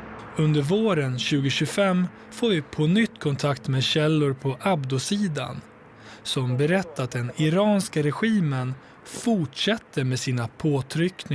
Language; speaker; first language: Swedish; native; Swedish